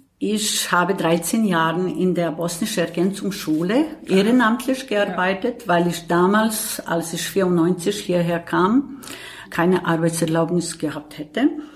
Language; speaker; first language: German; non-native, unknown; Bosnian